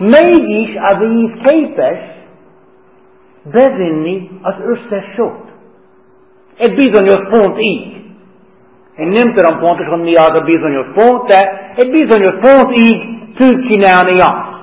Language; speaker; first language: Hungarian; non-native, learner; English